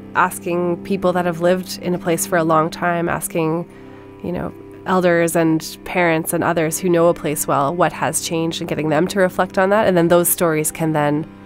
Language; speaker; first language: English; native; English